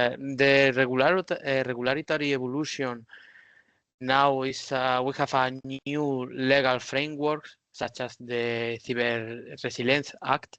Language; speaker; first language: English; non-native, learner; Spanish